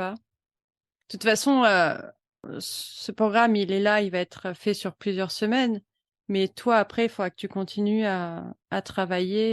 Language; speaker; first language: French; native; French